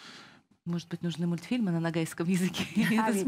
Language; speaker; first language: Russian; native; Russian